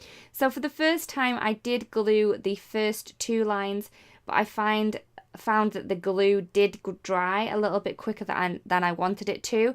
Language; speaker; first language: English; native; English